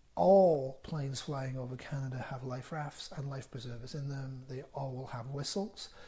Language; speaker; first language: English; native; English